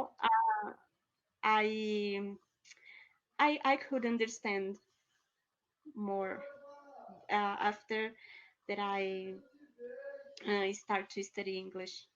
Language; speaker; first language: English; non-native, learner; Portuguese